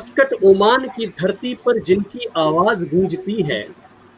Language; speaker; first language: Hindi; native; Hindi